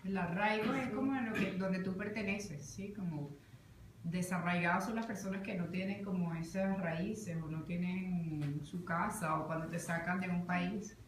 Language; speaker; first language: Spanish; native; Spanish